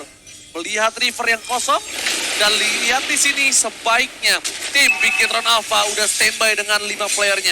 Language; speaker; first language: Indonesian; native; Indonesian